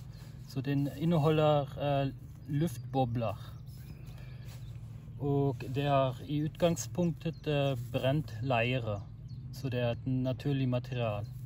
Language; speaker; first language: Norwegian; non-native, fluent; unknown